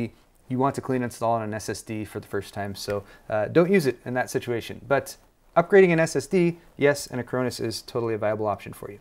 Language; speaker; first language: English; native; English